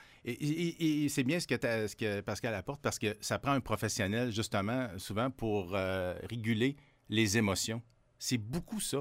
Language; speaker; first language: French; native; French